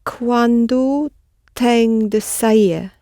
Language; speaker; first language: Portuguese; non-native, learner; English